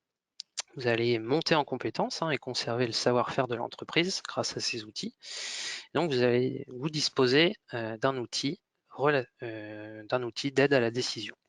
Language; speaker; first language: French; native; French